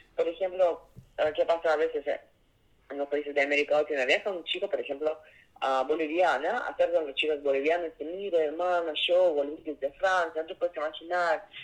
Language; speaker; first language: Spanish; non-native, learner; Russian